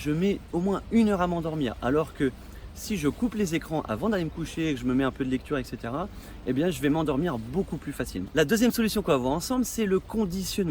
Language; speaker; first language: French; native; French